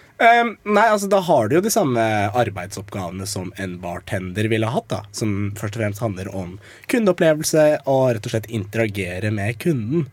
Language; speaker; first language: Norwegian; early bilingual, other home language; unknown